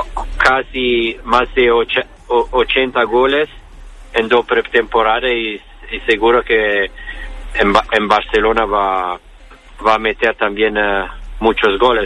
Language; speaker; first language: Spanish; non-native, learner; Italian